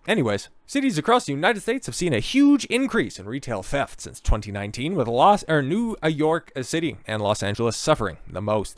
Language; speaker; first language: English; native; English